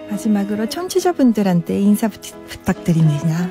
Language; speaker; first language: Korean; native; Korean